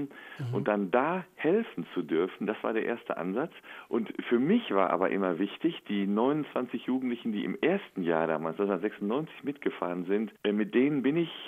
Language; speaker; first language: German; native; German